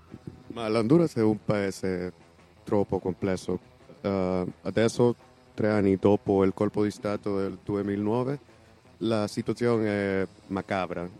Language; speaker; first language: Italian; non-native, learner; Spanish